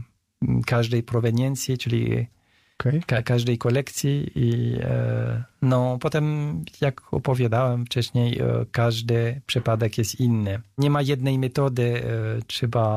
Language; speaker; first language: Polish; non-native, fluent; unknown